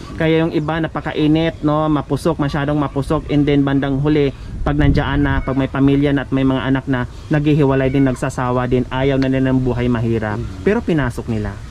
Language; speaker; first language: Filipino; native; Filipino